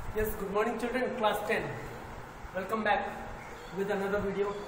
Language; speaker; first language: English; non-native, local second language; Hindi